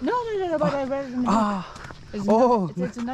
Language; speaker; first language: English; non-native, learner; Dutch